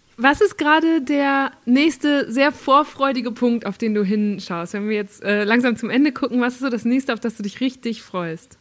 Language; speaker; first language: German; native; German